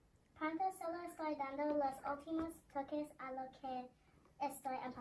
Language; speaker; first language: Spanish; non-native, learner; English